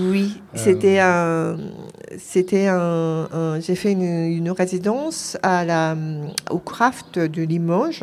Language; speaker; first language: French; non-native, fluent; Japanese